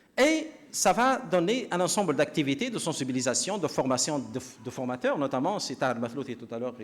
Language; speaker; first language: French; non-native, local second language; Arabic